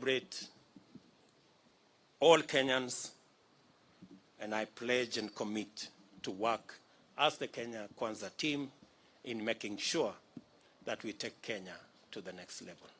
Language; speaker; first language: English; non-native, local second language; Kalenjin